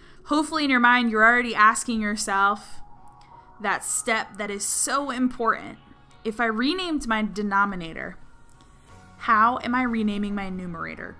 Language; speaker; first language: English; native; English